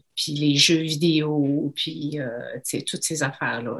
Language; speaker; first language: French; native; French